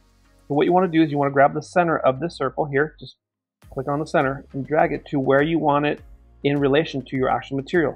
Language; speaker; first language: English; native; English